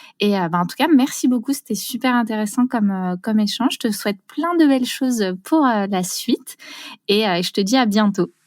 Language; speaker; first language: French; native; French